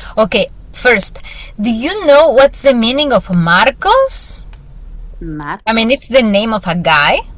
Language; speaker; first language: English; non-native, fluent; Spanish